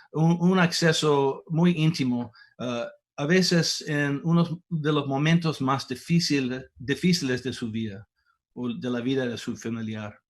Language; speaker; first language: Spanish; non-native, fluent; English